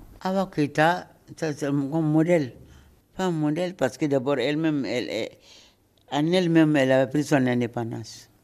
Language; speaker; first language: French; non-native, local second language; Bambara